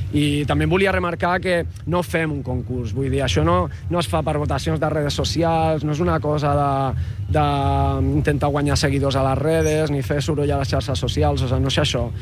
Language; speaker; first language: Catalan; non-native, local second language; Spanish